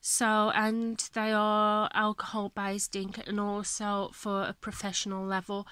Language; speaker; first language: English; native; English